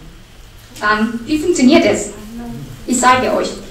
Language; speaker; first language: German; non-native, learner; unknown